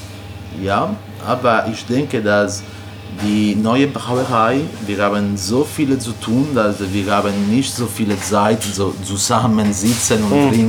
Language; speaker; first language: German; non-native, learner; Italian